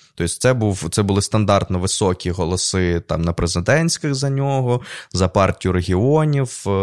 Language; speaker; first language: Ukrainian; non-native, local second language; Russian